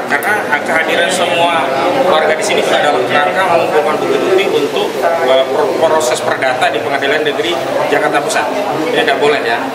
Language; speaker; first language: Indonesian; native; Indonesian